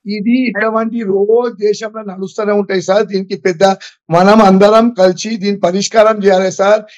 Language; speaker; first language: Telugu; non-native, local second language; Gujarati